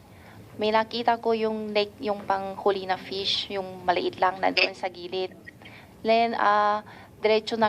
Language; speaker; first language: Filipino; non-native, learner; Chinese